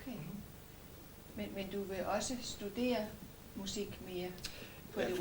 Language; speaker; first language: Danish; native; Danish